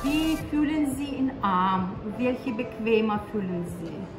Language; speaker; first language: German; non-native, fluent; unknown